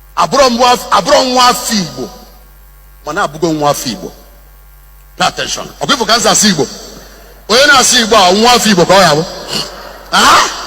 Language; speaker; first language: Igbo; non-native, local second language; Bini